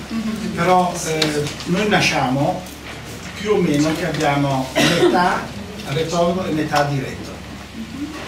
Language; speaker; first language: Italian; native; Italian